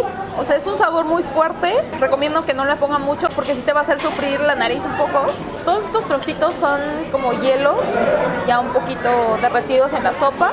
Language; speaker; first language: Spanish; early bilingual, other home language; Korean